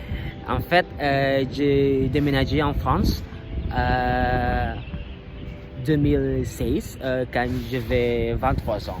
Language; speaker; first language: French; non-native, learner; Indonesian